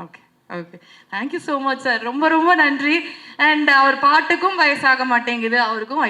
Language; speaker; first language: Tamil; native; Tamil